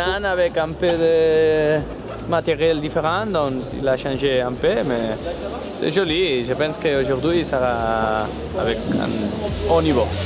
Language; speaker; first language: French; non-native, learner; Spanish